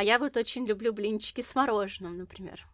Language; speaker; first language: Russian; native; Russian